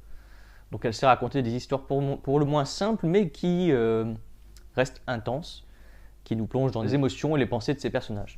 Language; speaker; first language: French; native; French